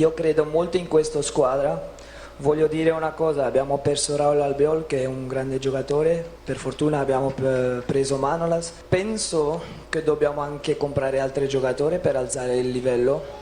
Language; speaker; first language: Italian; non-native, fluent; Dutch